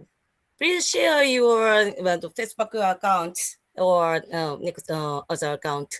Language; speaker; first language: English; non-native, learner; Japanese